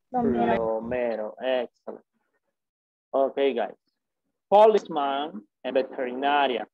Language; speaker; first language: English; non-native, fluent; Spanish